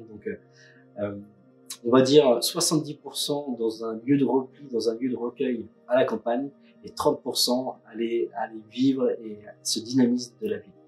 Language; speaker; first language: French; native; French